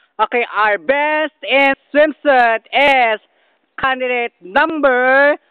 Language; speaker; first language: English; non-native, local second language; Filipino